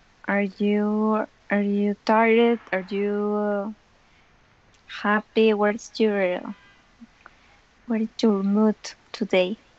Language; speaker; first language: English; non-native, learner; Spanish